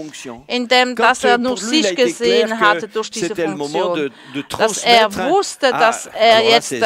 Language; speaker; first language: German; non-native, fluent; French